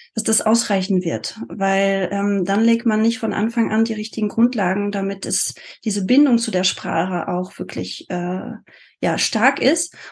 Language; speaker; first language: German; non-native, fluent; French